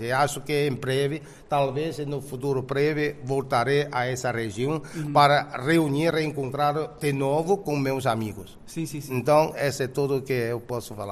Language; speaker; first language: Portuguese; non-native, fluent; Chinese